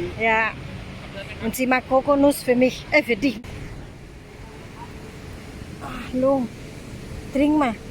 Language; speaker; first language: German; non-native, learner; Thai